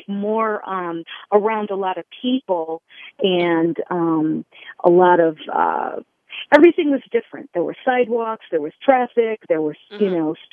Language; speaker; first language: English; native; English